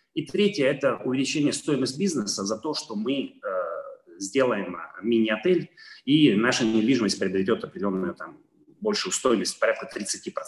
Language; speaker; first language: Russian; non-native, fluent; Italian